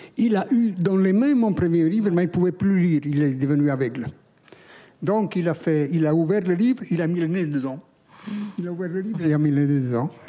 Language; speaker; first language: French; non-native, fluent; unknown